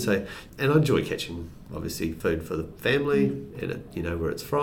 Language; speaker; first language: English; native; English